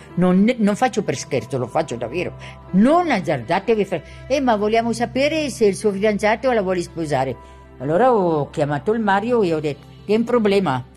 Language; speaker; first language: Italian; non-native, local second language; German